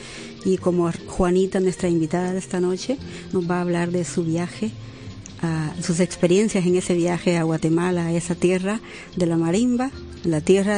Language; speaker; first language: Spanish; native; Spanish